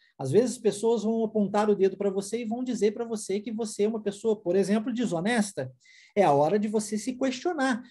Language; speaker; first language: Portuguese; non-native, fluent; English